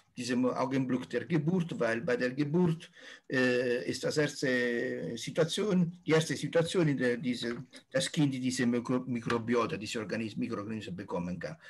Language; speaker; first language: German; non-native, fluent; Italian